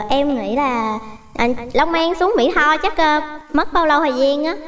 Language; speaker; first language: Vietnamese; native; Vietnamese